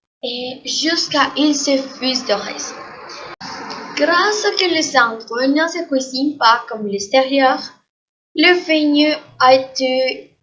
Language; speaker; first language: French; non-native, learner; Spanish